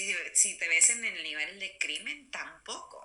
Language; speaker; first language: Spanish; early bilingual, other home language; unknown